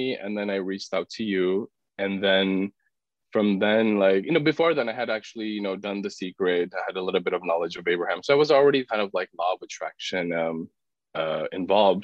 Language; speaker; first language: English; early bilingual, other home language; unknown